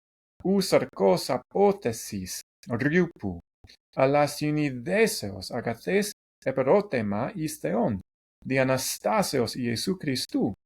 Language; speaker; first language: Greek; non-native, learner; English